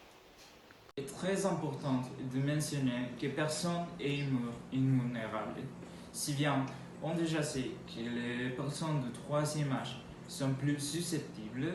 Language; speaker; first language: French; non-native, learner; Spanish